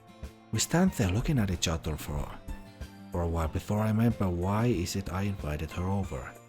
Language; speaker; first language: English; non-native, fluent; Finnish